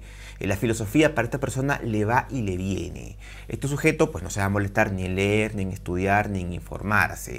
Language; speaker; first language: Spanish; native; Spanish